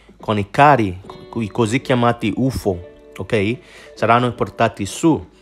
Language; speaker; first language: Italian; non-native, fluent; English